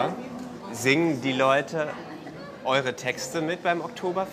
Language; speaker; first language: German; native; German